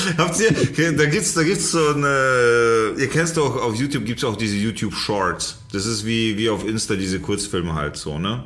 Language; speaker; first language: German; early bilingual, other home language; Polish